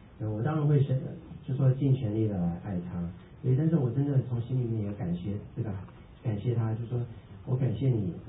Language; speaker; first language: Chinese; early bilingual, heritage; Chinese